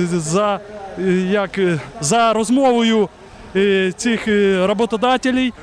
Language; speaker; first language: Ukrainian; native; Ukrainian